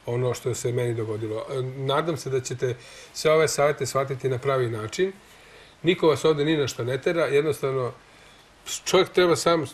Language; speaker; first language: Croatian; native; Croatian